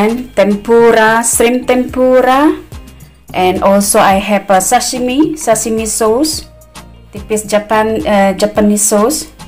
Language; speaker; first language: English; non-native, learner; Indonesian